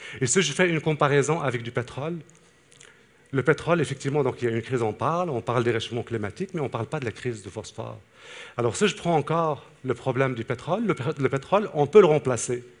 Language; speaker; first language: French; non-native, local second language; Arabic